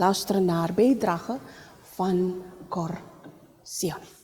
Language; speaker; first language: Dutch; non-native, learner; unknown